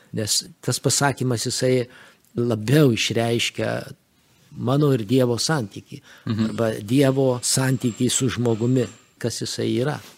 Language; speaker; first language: Lithuanian; native; Lithuanian